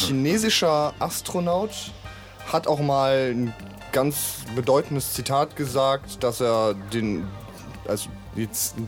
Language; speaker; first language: German; native; German